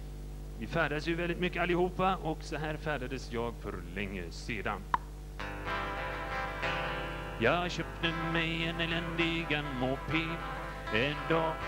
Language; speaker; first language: Swedish; native; Swedish